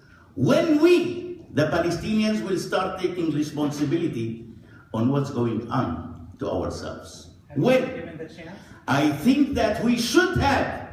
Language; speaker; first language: English; non-native, fluent; Arabic